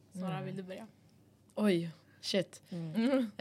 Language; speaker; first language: Swedish; early bilingual, other home language; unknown